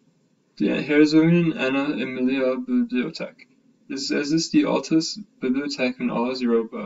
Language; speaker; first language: German; non-native, learner; English